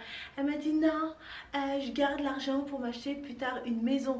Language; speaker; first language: French; native; French